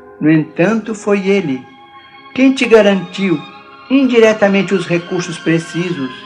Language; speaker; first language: Portuguese; native; Portuguese